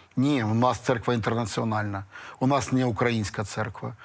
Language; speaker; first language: Ukrainian; non-native, local second language; Russian